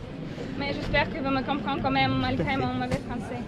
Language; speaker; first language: French; non-native, learner; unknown